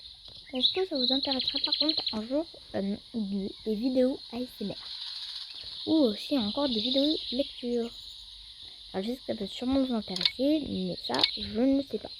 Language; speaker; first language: French; native; French